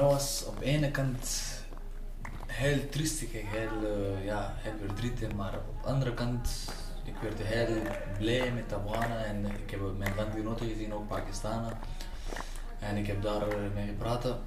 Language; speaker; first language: Dutch; non-native, learner; Pashto